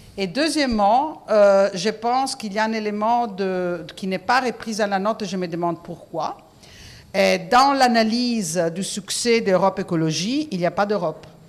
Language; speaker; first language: French; non-native, fluent; Italian